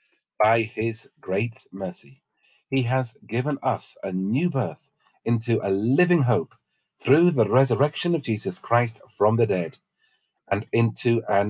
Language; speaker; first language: English; native; English